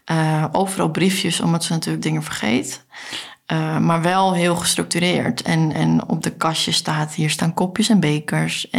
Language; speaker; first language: Dutch; native; Dutch